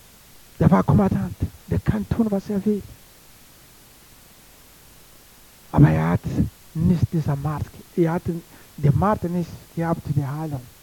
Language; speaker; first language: German; non-native, learner; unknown